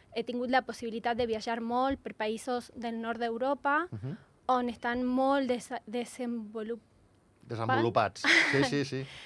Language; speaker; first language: Catalan; non-native, learner; Spanish